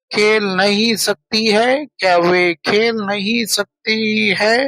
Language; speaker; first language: Hindi; non-native, local second language; Kannada